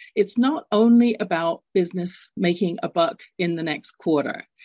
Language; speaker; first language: English; native; English